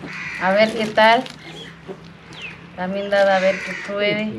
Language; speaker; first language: Spanish; native; Spanish